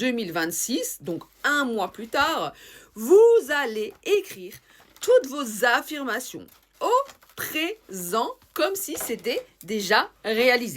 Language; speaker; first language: French; native; French